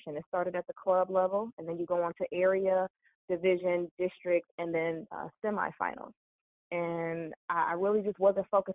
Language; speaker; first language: English; native; English